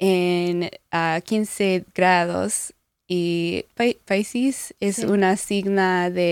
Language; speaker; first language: Spanish; non-native, learner; English